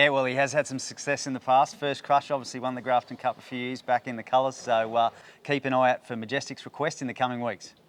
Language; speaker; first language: English; native; English